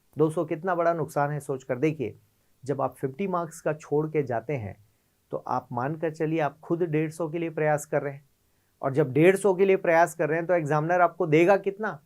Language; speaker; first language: Hindi; native; Hindi